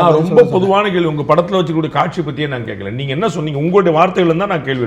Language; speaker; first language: Tamil; native; Tamil